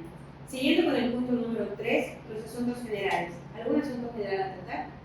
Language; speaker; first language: Spanish; native; Spanish